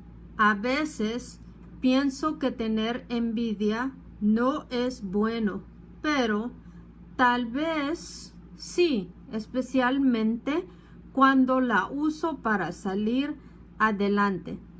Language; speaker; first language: Spanish; non-native, fluent; English